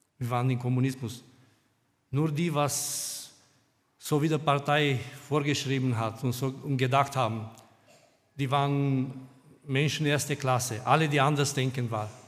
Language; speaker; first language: German; non-native, fluent; Romanian